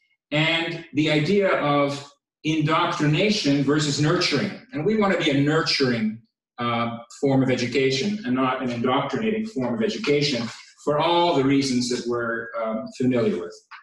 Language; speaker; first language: English; native; English